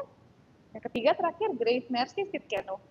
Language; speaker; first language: Indonesian; native; Indonesian